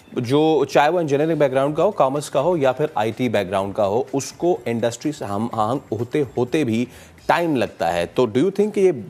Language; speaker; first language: Urdu; native; Urdu